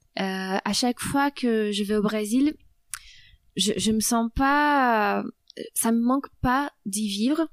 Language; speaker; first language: French; non-native, fluent; Portuguese